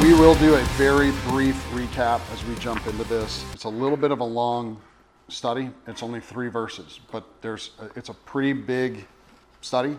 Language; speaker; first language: English; native; English